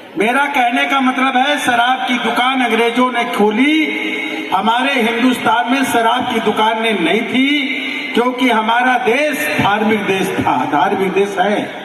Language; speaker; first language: Hindi; native; Hindi